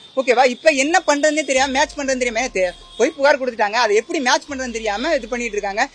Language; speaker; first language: Tamil; native; Tamil